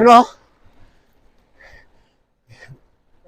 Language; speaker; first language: Italian; non-native, learner; Spanish